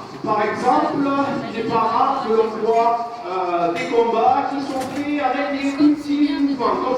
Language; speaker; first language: French; native; French